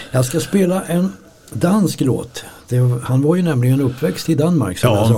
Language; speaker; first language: Swedish; native; Swedish